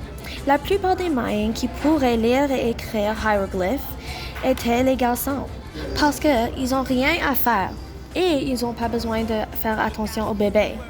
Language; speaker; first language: French; non-native, local second language; English